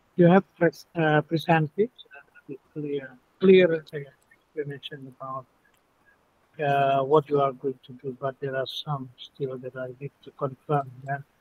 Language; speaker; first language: English; non-native, fluent; Indonesian